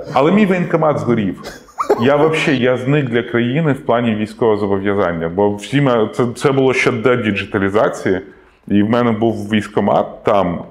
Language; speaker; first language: Ukrainian; non-native, local second language; Russian